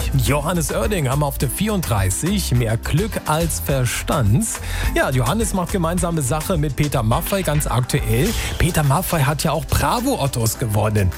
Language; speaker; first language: German; native; German